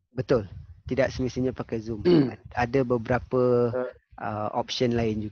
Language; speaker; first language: Malay; native; Malay